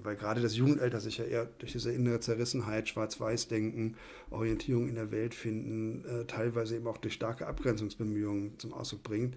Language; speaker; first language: German; native; German